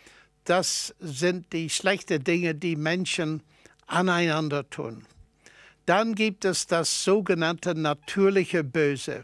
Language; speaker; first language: German; non-native, fluent; English